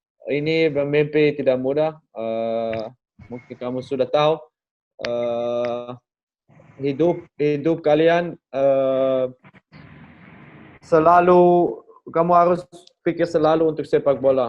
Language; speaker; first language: Indonesian; non-native, learner; Dutch